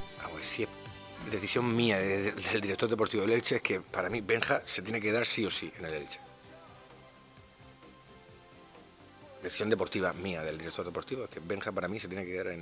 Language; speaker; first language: Spanish; native; Spanish